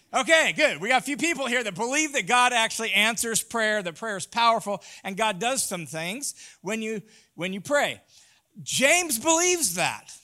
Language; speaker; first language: English; native; English